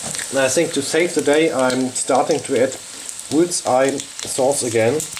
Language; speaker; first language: English; non-native, fluent; German